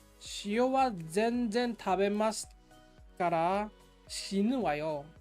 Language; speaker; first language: Japanese; non-native, learner; English